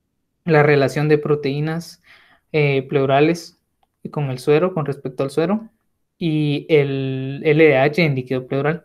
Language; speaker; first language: Spanish; native; Spanish